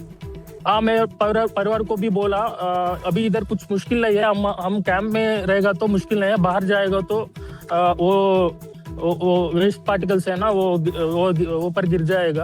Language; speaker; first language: Hindi; non-native, local second language; Telugu